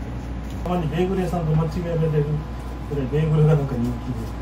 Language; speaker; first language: Japanese; native; Japanese